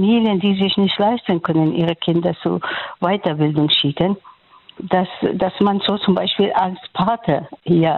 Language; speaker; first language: German; non-native, learner; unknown